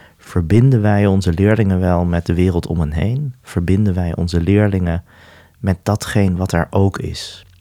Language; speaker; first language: Dutch; native; Dutch